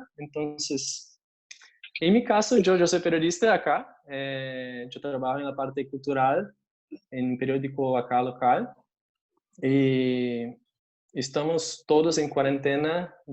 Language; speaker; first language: Spanish; non-native, fluent; Portuguese